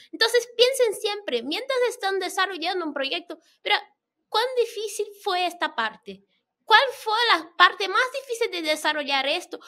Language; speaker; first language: Spanish; non-native, fluent; Portuguese